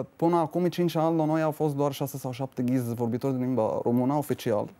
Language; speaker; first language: Romanian; non-native, fluent; Arabic